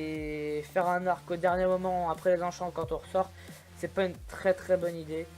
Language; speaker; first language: French; native; French